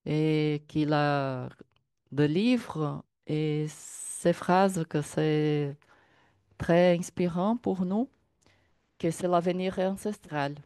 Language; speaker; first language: French; non-native, learner; Portuguese